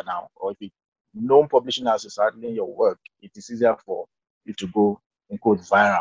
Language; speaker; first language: English; non-native, local second language; Yoruba